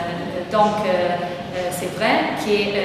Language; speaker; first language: French; non-native, fluent; Italian